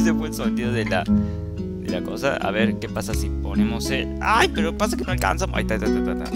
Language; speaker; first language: Spanish; native; Spanish